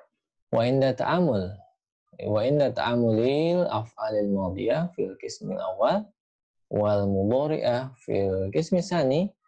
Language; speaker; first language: Arabic; non-native, fluent; Indonesian